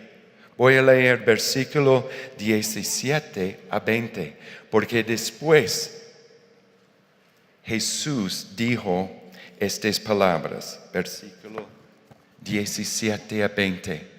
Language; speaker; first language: Spanish; non-native, fluent; English